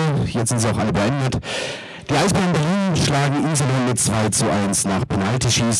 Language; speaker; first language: German; native; German